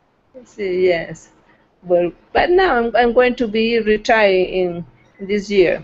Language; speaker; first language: English; non-native, fluent; Spanish